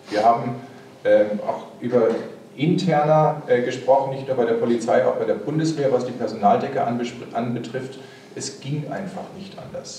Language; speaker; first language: German; native; German